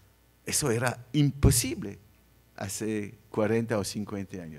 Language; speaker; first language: Spanish; non-native, fluent; French